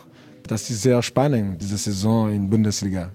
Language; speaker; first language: German; non-native, learner; French